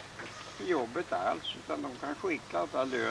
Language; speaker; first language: Swedish; native; Swedish